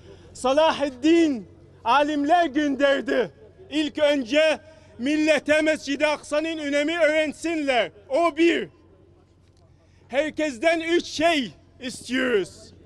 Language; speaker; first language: Turkish; non-native, fluent; Arabic